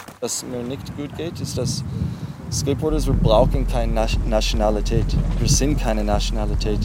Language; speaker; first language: German; non-native, fluent; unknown